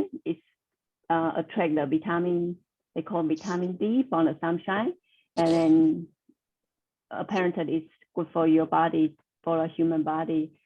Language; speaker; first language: English; non-native, learner; Chinese